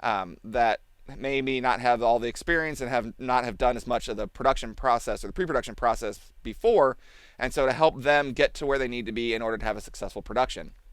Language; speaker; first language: English; native; English